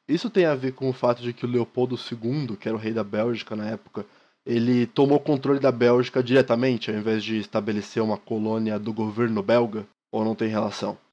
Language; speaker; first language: Portuguese; native; Portuguese